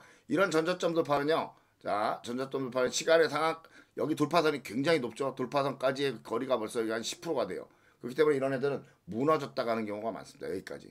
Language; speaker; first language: Korean; native; Korean